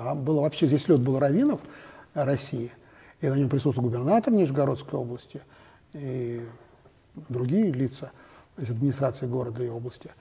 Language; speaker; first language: Russian; native; Russian